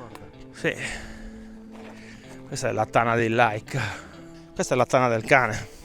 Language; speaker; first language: Italian; native; Italian